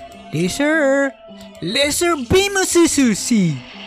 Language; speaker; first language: English; non-native, local second language; Filipino